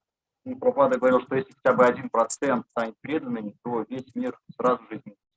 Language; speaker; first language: Russian; native; Russian